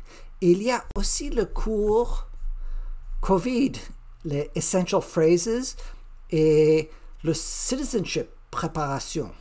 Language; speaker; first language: French; non-native, learner; English